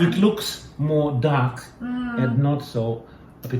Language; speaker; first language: English; non-native, learner; Russian